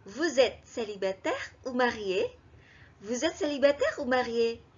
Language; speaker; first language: French; non-native, fluent; Indonesian